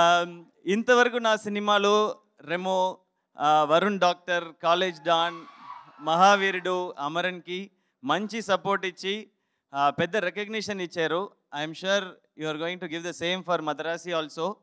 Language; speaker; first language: Telugu; non-native, learner; Tamil